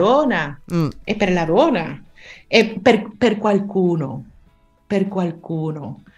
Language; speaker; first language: Italian; non-native, learner; Spanish